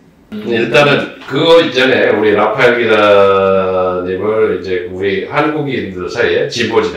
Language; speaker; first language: Korean; native; Korean